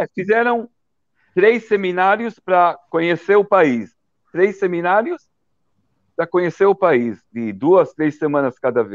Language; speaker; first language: Portuguese; early bilingual, heritage; Portuguese